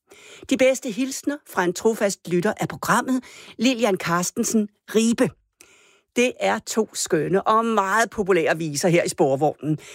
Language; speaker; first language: Danish; native; Danish